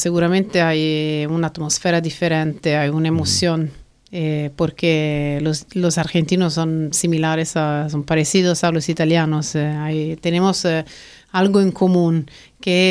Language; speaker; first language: Spanish; non-native, fluent; Italian